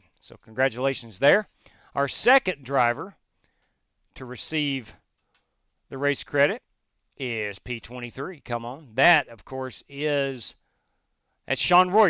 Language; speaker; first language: English; native; English